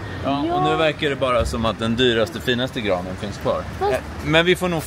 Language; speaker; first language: Swedish; native; Swedish